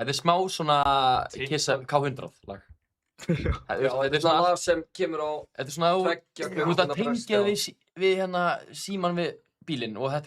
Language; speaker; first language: Icelandic; native; Icelandic